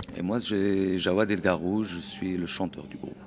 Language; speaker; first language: French; non-native, local second language; Arabic